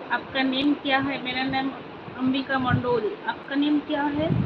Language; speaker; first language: Hindi; non-native, local second language; Bangla